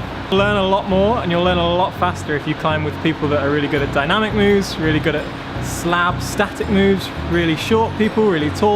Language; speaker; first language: English; native; English